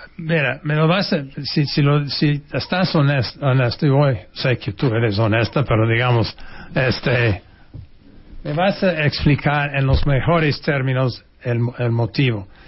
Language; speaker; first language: Spanish; non-native, fluent; English